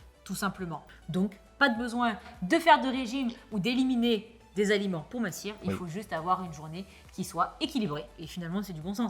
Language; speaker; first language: French; native; French